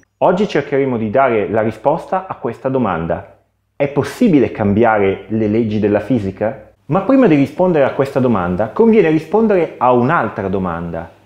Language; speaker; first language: Italian; native; Italian